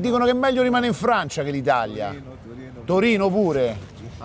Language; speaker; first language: Italian; native; Italian